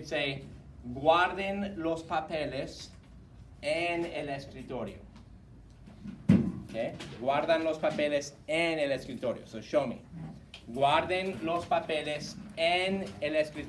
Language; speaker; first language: Spanish; non-native, fluent; English